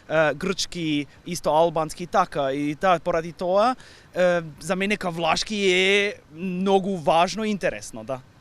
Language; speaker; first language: Macedonian; non-native, learner; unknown